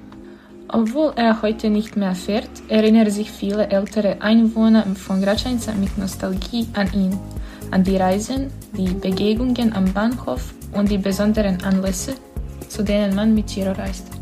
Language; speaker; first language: German; non-native, learner; Bosnian